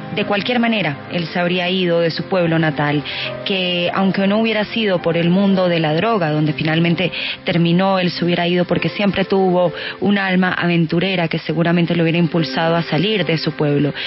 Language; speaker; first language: Spanish; native; Spanish